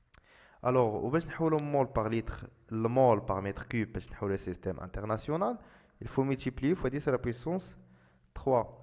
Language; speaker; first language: French; non-native, local second language; Arabic